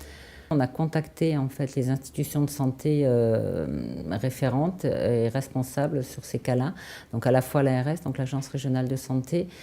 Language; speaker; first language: French; native; French